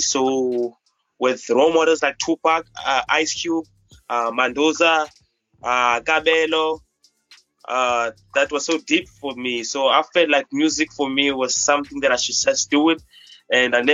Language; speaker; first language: English; non-native, local second language; Xhosa